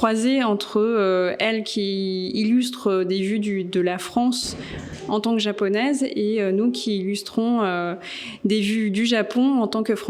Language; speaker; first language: French; native; French